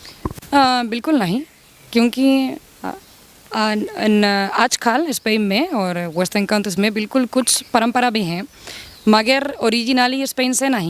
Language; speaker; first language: Hindi; non-native, learner; Spanish